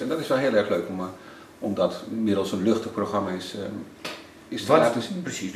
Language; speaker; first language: Dutch; native; Dutch